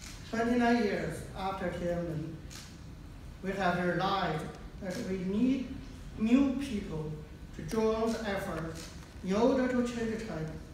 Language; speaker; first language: English; non-native, fluent; Chinese